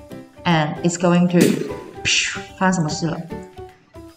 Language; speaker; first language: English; non-native, fluent; Chinese